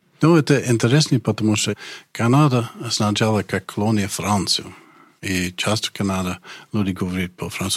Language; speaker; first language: Russian; non-native, learner; English